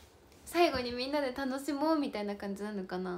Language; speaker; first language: Japanese; native; Japanese